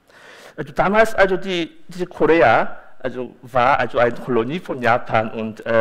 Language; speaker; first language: German; non-native, fluent; Korean